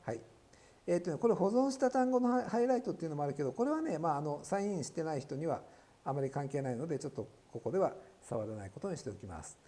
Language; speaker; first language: Japanese; native; Japanese